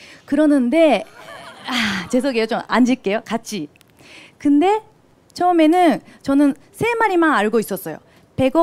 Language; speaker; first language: Korean; non-native, fluent; Japanese